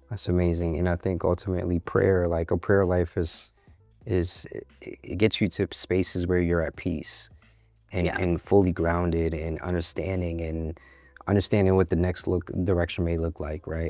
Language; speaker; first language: English; native; English